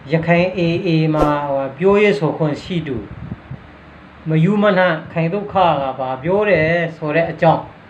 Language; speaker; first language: Burmese; non-native, local second language; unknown